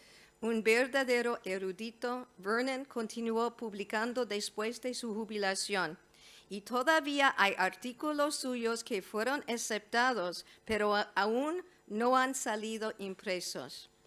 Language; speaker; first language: Spanish; non-native, fluent; English